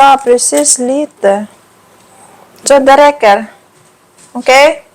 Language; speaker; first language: Swedish; non-native, learner; Filipino